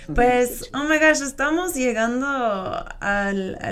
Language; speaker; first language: Spanish; non-native, fluent; English